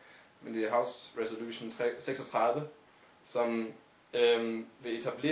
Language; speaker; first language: Danish; native; Danish